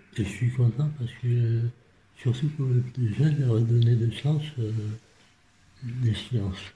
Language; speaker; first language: French; non-native, local second language; Arabic